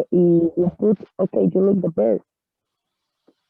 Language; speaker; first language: English; non-native, learner; Spanish